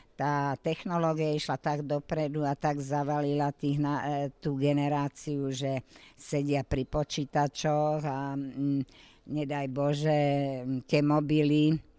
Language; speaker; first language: Slovak; native; Slovak